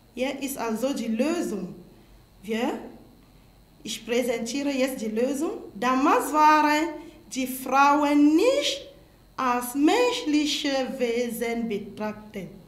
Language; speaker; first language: German; non-native, fluent; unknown